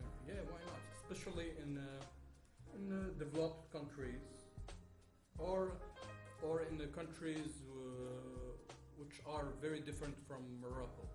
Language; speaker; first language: English; non-native, fluent; Arabic